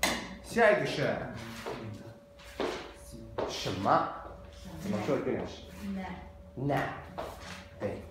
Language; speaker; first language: Chinese; non-native, fluent; Azerbaijani